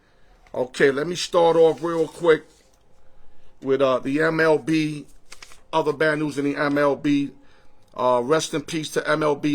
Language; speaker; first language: English; native; English